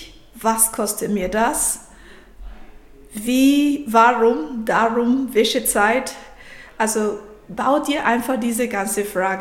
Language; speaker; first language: German; non-native, fluent; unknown